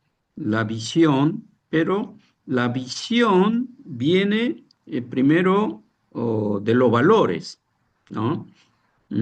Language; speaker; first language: Spanish; non-native, fluent; Korean